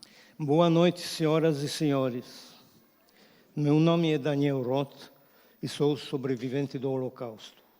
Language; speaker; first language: Portuguese; non-native, fluent; Polish